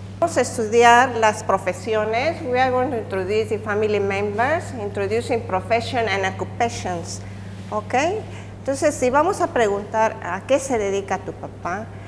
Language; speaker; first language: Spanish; native; Spanish